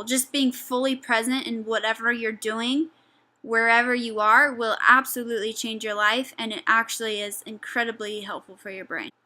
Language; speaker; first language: English; native; English